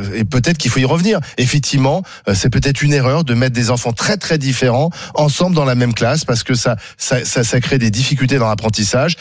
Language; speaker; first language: French; native; French